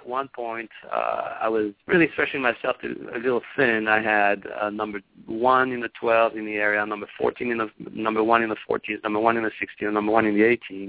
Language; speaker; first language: English; non-native, local second language; French